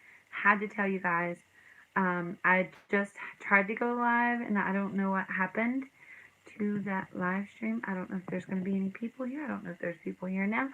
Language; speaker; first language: English; native; English